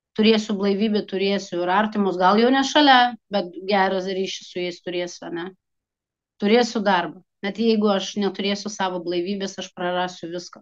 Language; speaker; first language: Lithuanian; non-native, local second language; Russian